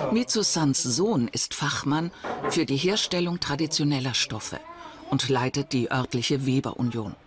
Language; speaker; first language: German; native; German